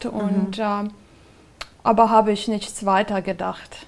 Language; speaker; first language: German; non-native, fluent; Serbian